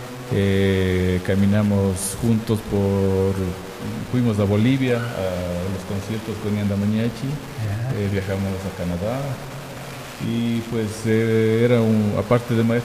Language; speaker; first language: Spanish; native; Spanish